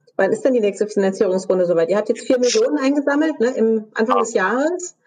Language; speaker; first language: German; native; German